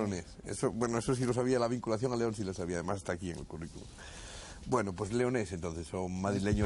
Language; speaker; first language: Spanish; native; Spanish